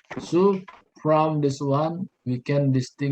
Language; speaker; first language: English; non-native, learner; Indonesian